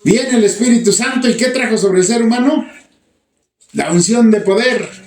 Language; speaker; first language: Spanish; native; Spanish